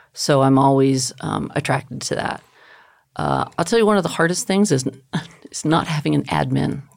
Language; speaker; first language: English; native; English